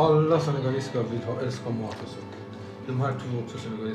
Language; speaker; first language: Swedish; non-native, fluent; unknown